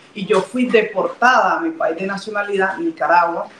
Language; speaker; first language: Spanish; native; Spanish